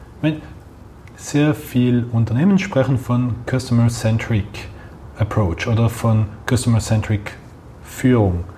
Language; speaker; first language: German; non-native, local second language; French